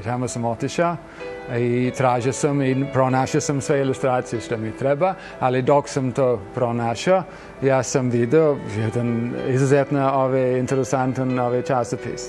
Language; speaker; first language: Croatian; non-native, fluent; English